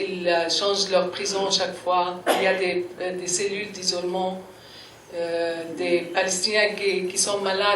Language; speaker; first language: French; non-native, fluent; Arabic